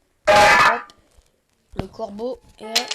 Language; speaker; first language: French; native; French